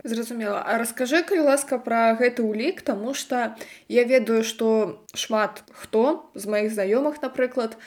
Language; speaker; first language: Belarusian; non-native, local second language; Russian